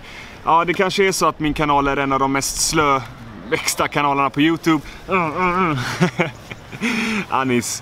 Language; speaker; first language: Swedish; native; Swedish